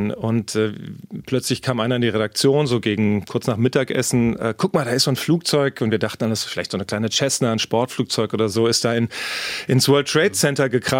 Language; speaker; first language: German; native; German